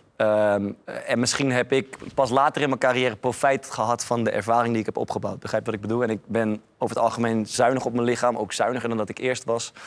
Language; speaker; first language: Dutch; native; Dutch